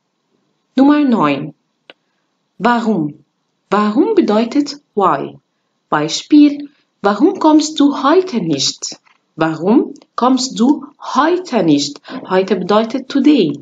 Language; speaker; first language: German; non-native, fluent; Arabic